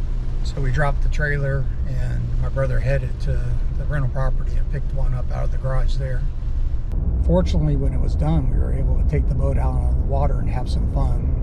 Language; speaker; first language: English; native; English